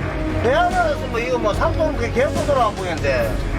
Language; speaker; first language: Korean; native; Korean